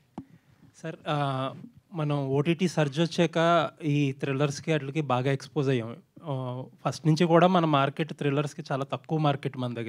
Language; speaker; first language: Telugu; native; Telugu